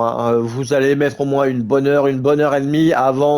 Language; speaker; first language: French; native; French